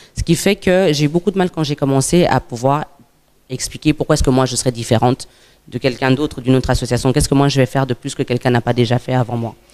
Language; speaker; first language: French; native; French